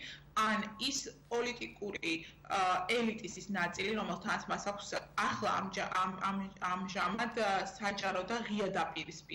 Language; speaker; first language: Georgian; native; Georgian